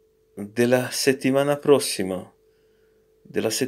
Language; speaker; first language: Italian; non-native, learner; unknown